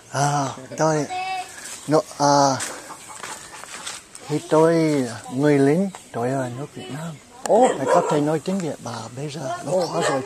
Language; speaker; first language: Vietnamese; non-native, learner; English